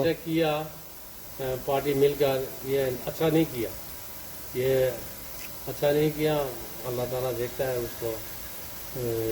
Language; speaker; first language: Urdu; non-native, learner; Bangla